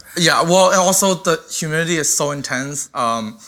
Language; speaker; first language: English; non-native, fluent; Chinese